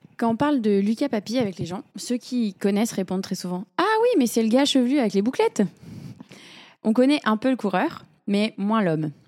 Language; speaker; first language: French; native; French